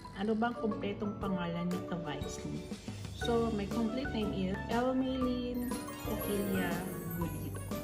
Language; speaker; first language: Filipino; non-native, local second language; Cebuano